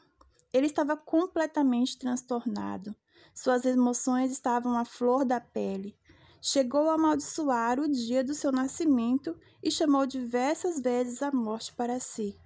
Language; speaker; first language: Portuguese; native; Portuguese